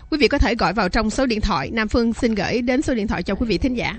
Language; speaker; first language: Vietnamese; native; Vietnamese